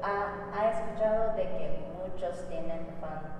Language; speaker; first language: Spanish; non-native, fluent; Japanese